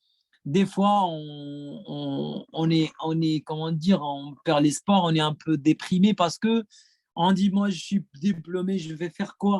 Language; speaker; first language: French; non-native, fluent; Arabic